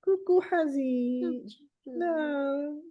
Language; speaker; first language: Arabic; non-native, fluent; Urdu